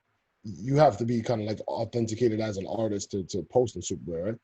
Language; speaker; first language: English; native; English